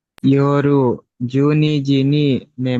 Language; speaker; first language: Japanese; non-native, learner; Indonesian